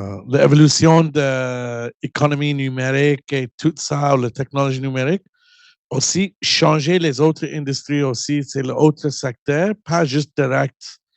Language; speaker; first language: French; non-native, learner; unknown